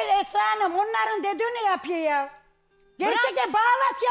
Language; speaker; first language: Turkish; native; Turkish